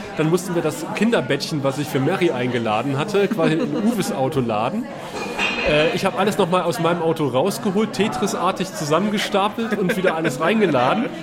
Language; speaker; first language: German; native; German